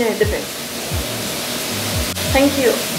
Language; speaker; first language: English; non-native, fluent; Persian